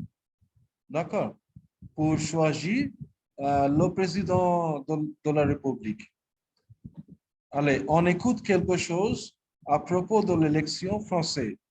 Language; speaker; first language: French; non-native, fluent; Bangla